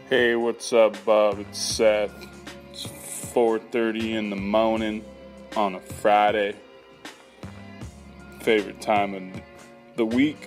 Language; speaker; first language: English; native; English